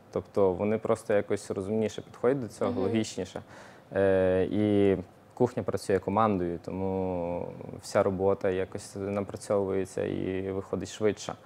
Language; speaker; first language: Ukrainian; native; Ukrainian